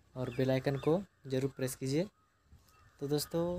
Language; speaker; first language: Hindi; native; Hindi